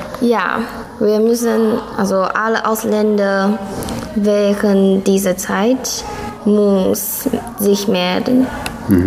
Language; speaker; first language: German; non-native, learner; Chinese